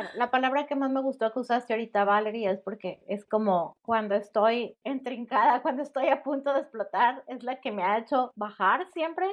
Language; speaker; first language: Spanish; native; Spanish